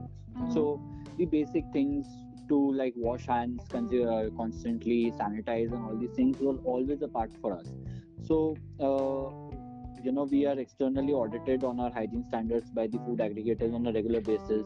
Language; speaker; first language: English; non-native, local second language; Bangla